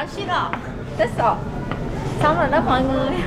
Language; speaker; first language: Korean; non-native, fluent; Vietnamese